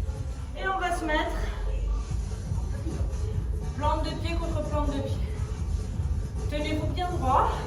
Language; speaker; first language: French; native; French